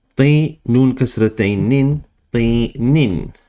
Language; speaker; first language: Arabic; non-native, fluent; English